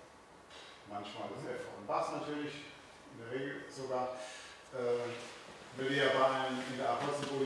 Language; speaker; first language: German; native; German